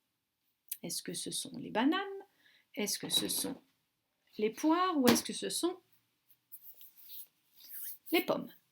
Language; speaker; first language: French; native; French